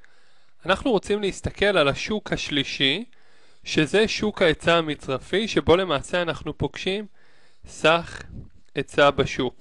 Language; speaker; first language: Hebrew; native; Hebrew